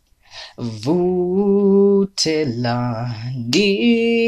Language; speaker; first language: English; non-native, local second language; Swati